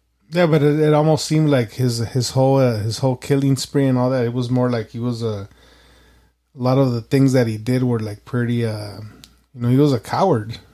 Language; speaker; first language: English; early bilingual, other home language; Spanish